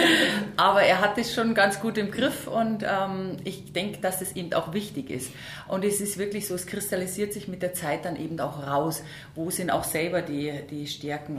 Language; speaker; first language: German; native; German